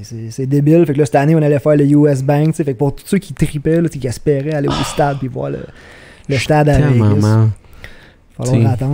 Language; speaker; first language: French; native; French